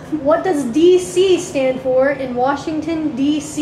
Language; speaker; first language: English; native; English